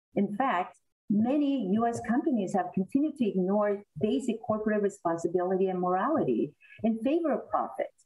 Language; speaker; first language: English; non-native, fluent; Korean